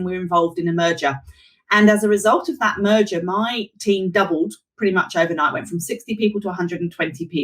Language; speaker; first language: English; native; English